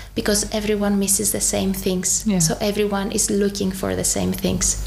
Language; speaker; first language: English; non-native, fluent; Greek